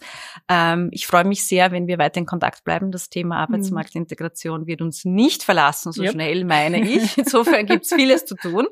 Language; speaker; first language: German; native; German